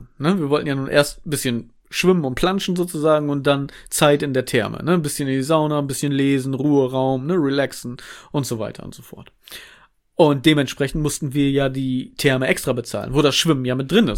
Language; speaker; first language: German; native; German